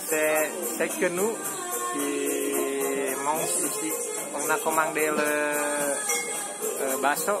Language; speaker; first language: French; non-native, learner; Indonesian